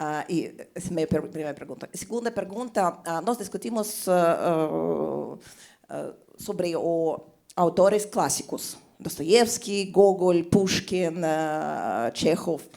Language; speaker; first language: Portuguese; non-native, fluent; Russian